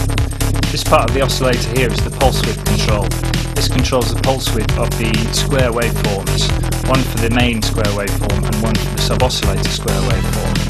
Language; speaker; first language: English; native; English